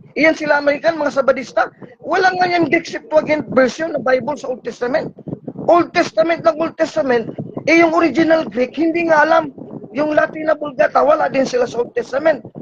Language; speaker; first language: Filipino; non-native, local second language; Cebuano